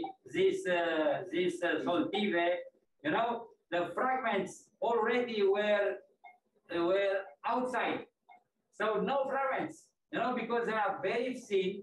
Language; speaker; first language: English; non-native, fluent; Romanian